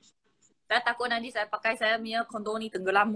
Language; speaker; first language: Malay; non-native, local second language; Chinese